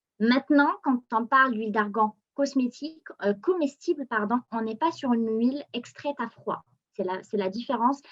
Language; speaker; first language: French; non-native, local second language; Arabic